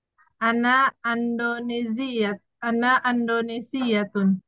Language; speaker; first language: Arabic; non-native, learner; Indonesian